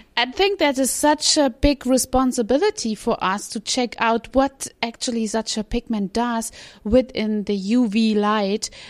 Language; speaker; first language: English; non-native, fluent; German